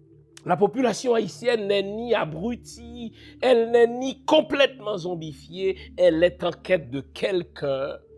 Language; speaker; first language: French; non-native, local second language; Haitian Creole